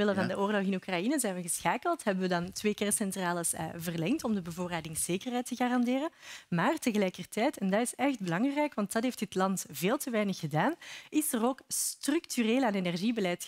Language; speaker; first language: Dutch; native; Dutch